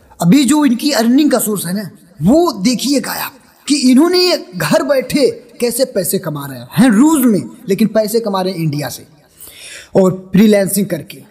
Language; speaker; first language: Hindi; native; Hindi